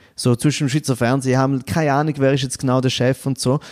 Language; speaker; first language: German; native; German